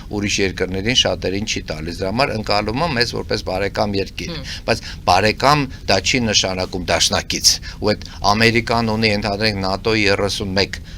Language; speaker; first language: Armenian; native; Armenian